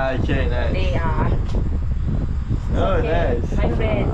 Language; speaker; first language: English; non-native, learner; Turkish